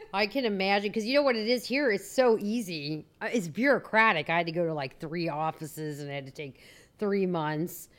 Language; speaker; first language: English; native; English